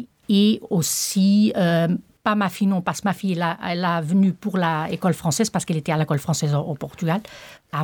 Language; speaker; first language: French; non-native, fluent; Portuguese